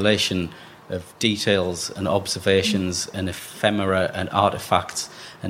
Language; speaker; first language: English; native; English